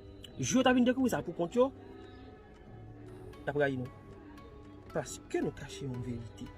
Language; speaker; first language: French; non-native, local second language; Haitian Creole